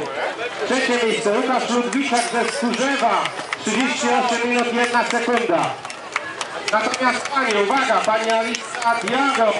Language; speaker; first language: Polish; native; Polish